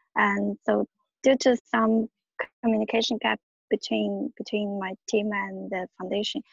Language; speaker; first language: English; non-native, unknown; Chinese